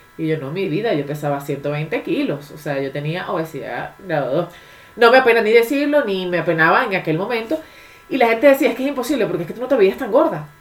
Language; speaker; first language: Spanish; native; Spanish